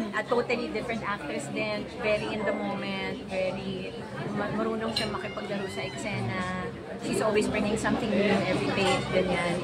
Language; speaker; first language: Filipino; native; Filipino